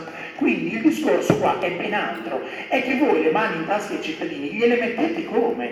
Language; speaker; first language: Italian; native; Italian